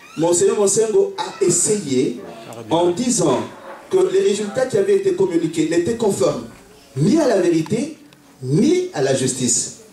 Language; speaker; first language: French; non-native, local second language; Luba-Lulua